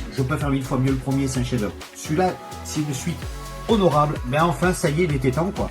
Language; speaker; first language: French; native; French